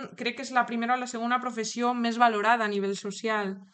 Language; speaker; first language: Catalan; non-native, local second language; Spanish